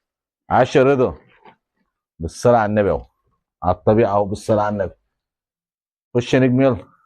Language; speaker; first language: Arabic; native; Arabic